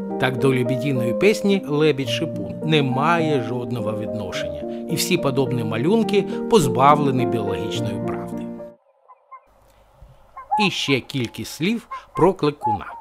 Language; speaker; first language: Ukrainian; non-native, local second language; Russian